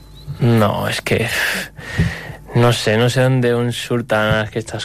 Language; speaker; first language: Catalan; non-native, local second language; Spanish